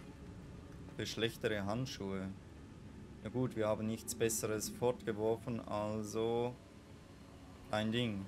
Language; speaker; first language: German; native; German